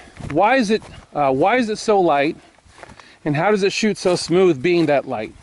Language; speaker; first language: English; native; English